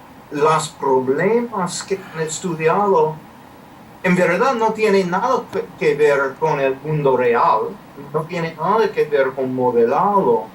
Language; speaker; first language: Spanish; non-native, fluent; English